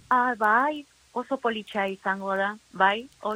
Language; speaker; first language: Basque; non-native, learner; Spanish